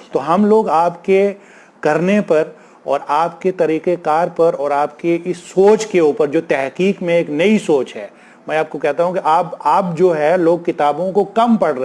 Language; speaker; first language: Urdu; native; Urdu